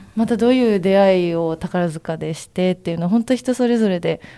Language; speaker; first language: Japanese; native; Japanese